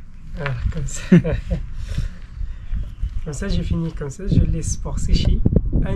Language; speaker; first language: French; non-native, local second language; Arabic